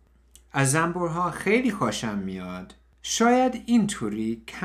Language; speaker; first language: Persian; non-native, learner; English